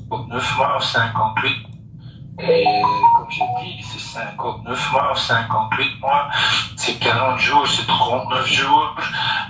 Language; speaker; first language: French; non-native, learner; Dutch